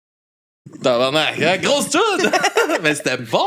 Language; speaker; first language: French; native; French